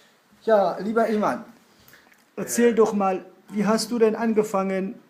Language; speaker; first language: German; early bilingual, other home language; Kurdish